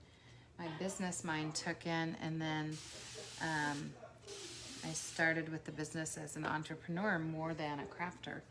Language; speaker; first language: English; native; English